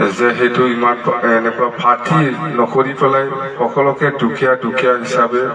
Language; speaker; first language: Assamese; non-native, local second language; Bodo